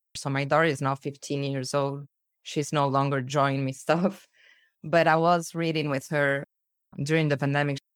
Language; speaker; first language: English; early bilingual, other home language; Portuguese